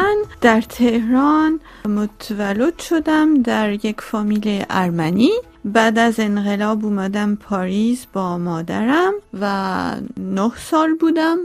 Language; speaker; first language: Persian; non-native, local second language; Armenian